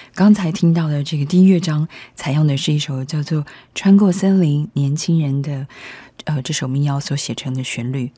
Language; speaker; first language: Chinese; native; Chinese